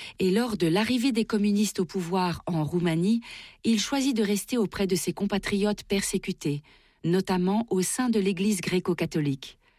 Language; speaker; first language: French; native; French